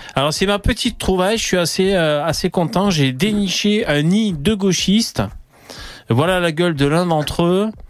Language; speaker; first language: French; native; French